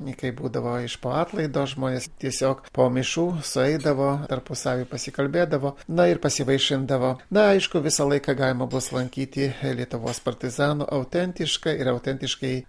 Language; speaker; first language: Lithuanian; native; Lithuanian